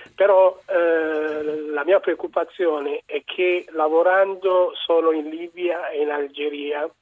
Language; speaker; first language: Italian; non-native, fluent; Tigrinya